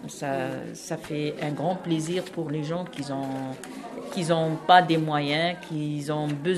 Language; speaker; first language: French; non-native, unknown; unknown